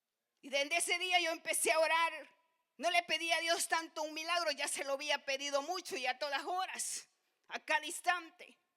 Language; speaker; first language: Spanish; native; Spanish